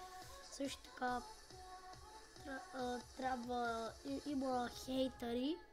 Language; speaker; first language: Bulgarian; non-native, local second language; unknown